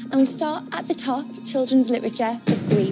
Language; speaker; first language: English; native; English